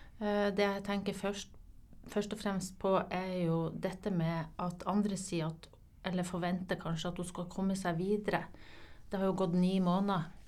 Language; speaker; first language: Norwegian; native; Norwegian